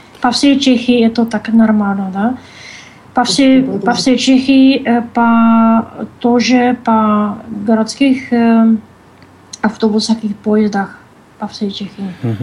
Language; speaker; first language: Russian; non-native, learner; Czech